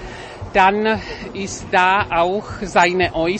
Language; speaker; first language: German; non-native, fluent; Czech